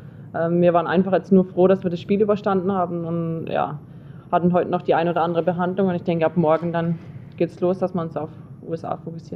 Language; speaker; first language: German; native; German